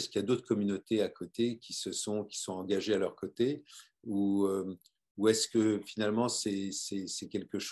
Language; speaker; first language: French; native; French